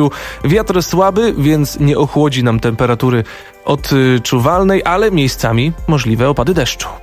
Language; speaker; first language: Polish; native; Polish